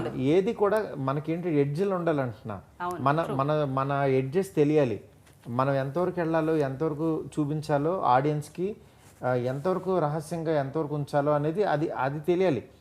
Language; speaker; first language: Telugu; native; Telugu